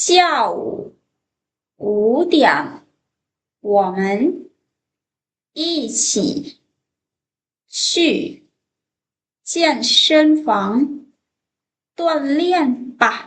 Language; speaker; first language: Chinese; non-native, fluent; Lao